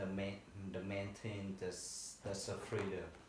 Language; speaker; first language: English; non-native, learner; Vietnamese